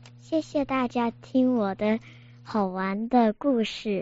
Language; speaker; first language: Chinese; early bilingual, heritage; Chinese